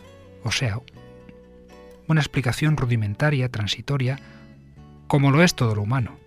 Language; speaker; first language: Spanish; native; Spanish